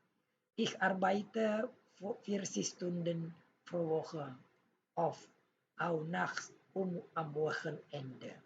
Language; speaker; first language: German; non-native, fluent; Indonesian